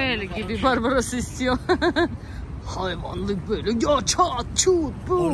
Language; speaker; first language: Turkish; non-native, learner; Russian